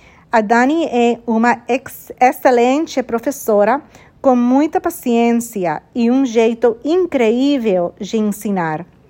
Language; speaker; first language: Portuguese; non-native, fluent; English